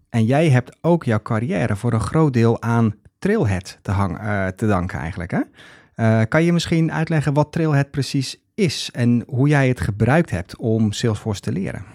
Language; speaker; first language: Dutch; native; Dutch